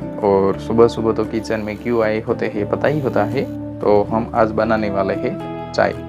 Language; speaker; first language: Hindi; non-native, local second language; Gujarati